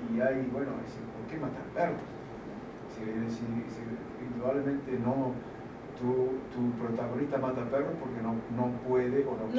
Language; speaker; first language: Spanish; native; Spanish